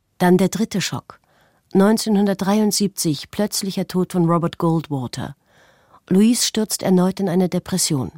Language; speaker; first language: German; native; German